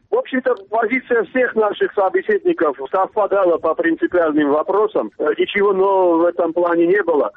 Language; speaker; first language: Russian; non-native, local second language; Armenian